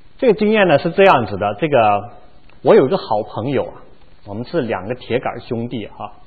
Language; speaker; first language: Chinese; non-native, local second language; Cantonese